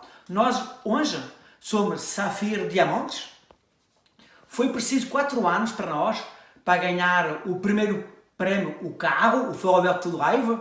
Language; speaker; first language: Portuguese; early bilingual, heritage; French